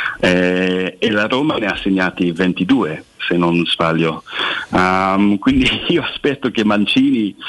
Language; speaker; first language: Italian; non-native, fluent; English